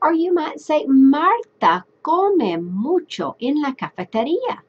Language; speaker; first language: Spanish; non-native, fluent; English